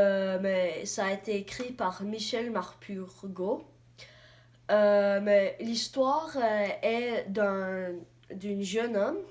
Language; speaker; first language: French; non-native, learner; English